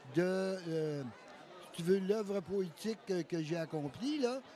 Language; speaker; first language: French; native; French